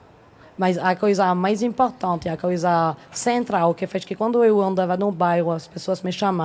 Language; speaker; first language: Portuguese; non-native, fluent; French